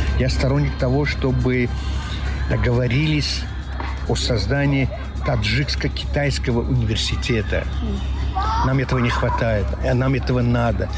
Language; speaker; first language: Russian; non-native, local second language; Tajik